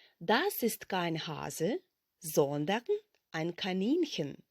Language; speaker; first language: German; non-native, fluent; Ukrainian